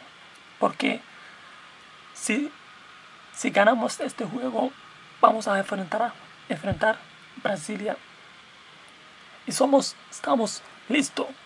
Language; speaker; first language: Spanish; non-native, learner; English